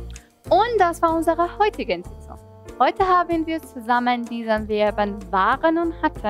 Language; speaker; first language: German; non-native, fluent; Persian